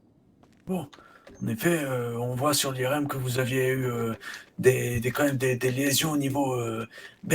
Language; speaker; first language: French; native; French